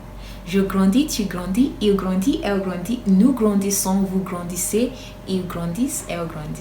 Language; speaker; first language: French; non-native, fluent; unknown